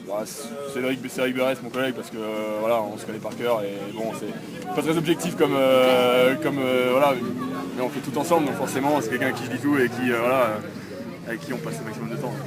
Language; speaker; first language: French; native; French